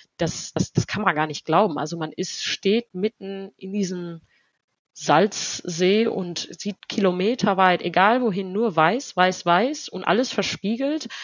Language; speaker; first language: German; native; German